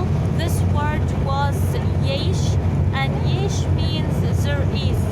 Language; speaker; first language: English; non-native, learner; Arabic